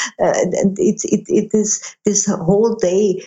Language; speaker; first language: English; non-native, fluent; German